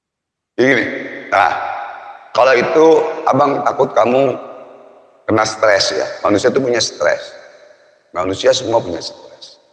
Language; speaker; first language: Indonesian; native; Indonesian